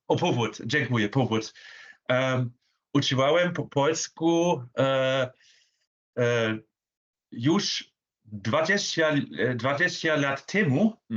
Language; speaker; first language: Polish; non-native, learner; German